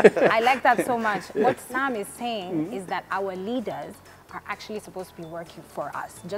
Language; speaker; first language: English; non-native, local second language; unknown